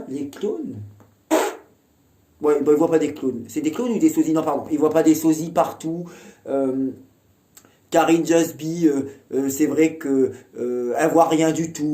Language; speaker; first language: French; native; French